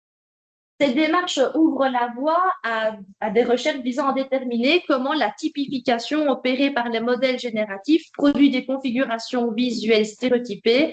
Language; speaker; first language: French; native; French